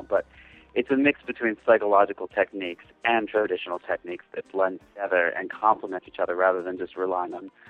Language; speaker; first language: English; native; English